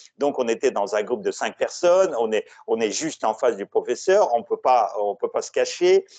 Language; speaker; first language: French; non-native, fluent; Russian